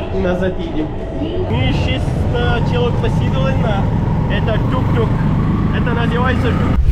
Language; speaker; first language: Russian; non-native, learner; Pashto